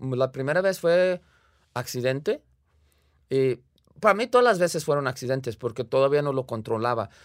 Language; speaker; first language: Spanish; early bilingual, heritage; Spanish